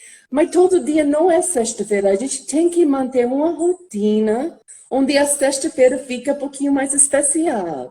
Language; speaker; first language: Portuguese; non-native, fluent; English